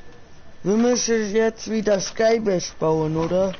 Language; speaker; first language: German; non-native, learner; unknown